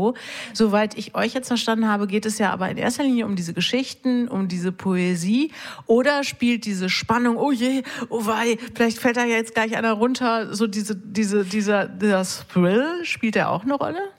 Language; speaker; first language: German; native; German